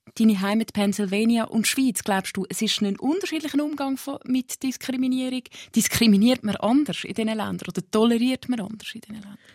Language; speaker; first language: German; native; German